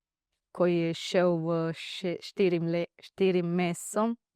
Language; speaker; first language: Slovenian; non-native, learner; Divehi